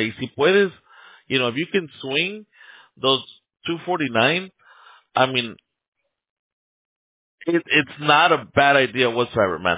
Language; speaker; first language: English; early bilingual, other home language; Spanish